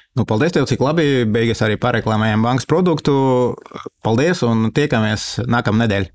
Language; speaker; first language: Latvian; non-native, local second language; Russian